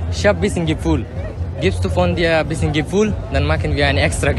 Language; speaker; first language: German; non-native, learner; Bangla